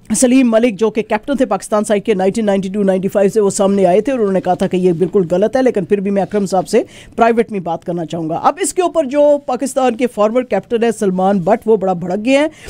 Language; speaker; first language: Urdu; native; Urdu